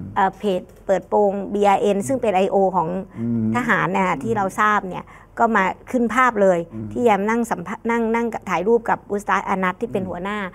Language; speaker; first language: Thai; native; Thai